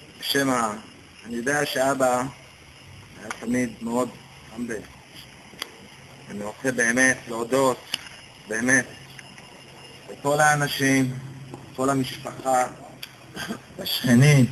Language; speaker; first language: Hebrew; early bilingual, other home language; Romanian